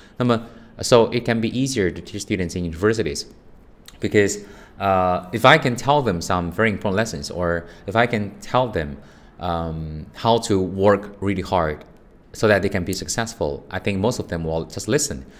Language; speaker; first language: English; non-native, fluent; Chinese